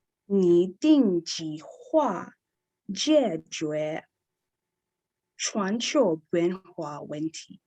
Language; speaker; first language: Chinese; non-native, learner; English